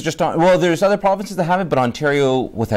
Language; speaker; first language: English; native; English